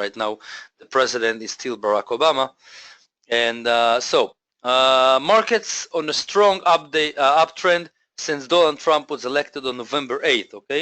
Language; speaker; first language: English; non-native, fluent; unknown